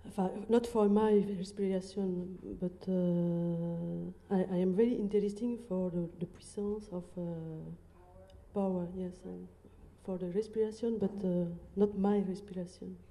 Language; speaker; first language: English; non-native, learner; French